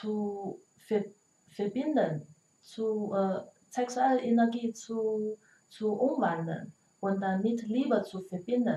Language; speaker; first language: German; non-native, learner; Chinese